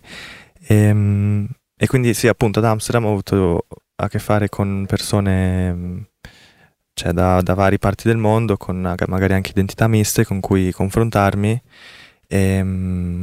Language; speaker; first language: Italian; early bilingual, other home language; Korean